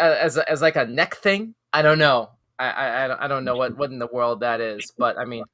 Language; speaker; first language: English; native; English